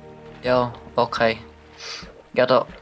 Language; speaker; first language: German; native; German